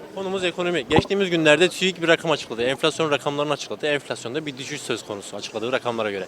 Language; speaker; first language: Turkish; native; Turkish